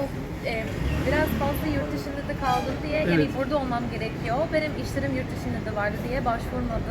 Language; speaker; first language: Turkish; non-native, fluent; English